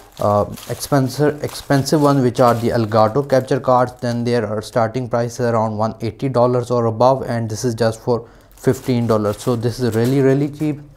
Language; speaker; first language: English; non-native, local second language; Urdu